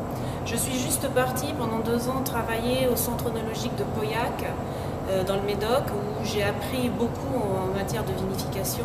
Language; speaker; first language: French; native; French